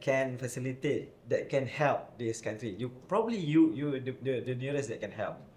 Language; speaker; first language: English; non-native, local second language; Malay